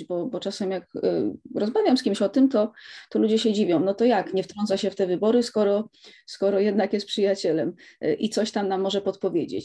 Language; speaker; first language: Polish; native; Polish